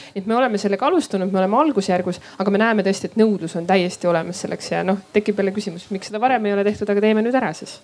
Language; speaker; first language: Estonian; native; Estonian